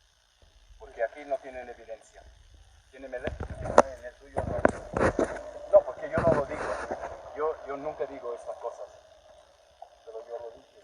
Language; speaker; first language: Spanish; non-native, learner; English